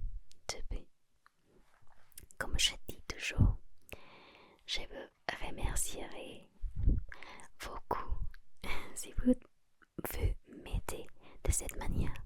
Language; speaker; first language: French; non-native, learner; Spanish